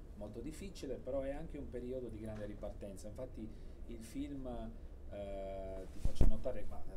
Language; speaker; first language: Italian; native; Italian